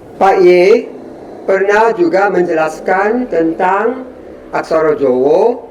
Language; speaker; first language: Indonesian; non-native, fluent; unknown